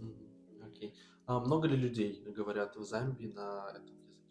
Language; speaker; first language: Russian; native; Russian